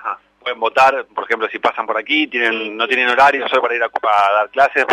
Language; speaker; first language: Spanish; native; Spanish